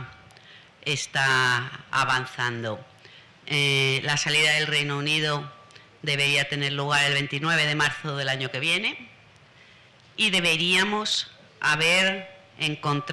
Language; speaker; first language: Spanish; native; Spanish